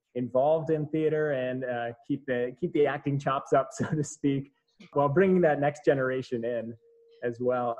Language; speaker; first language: English; native; English